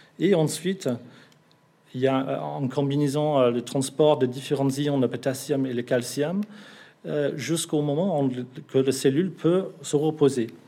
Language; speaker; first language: French; non-native, fluent; English